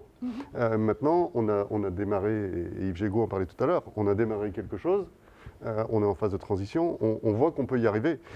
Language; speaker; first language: French; native; French